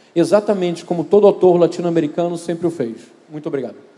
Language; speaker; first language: Portuguese; native; Portuguese